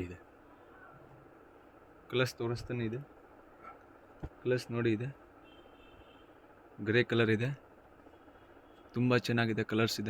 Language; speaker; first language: Kannada; non-native, local second language; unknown